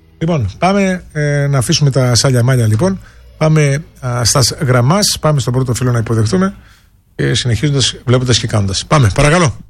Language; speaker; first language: Greek; early bilingual, other home language; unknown